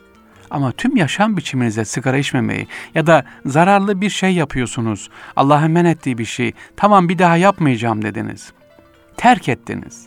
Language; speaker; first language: Turkish; native; Turkish